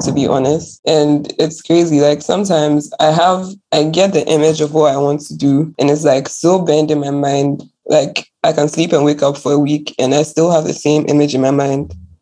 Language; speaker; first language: English; non-native, local second language; Akan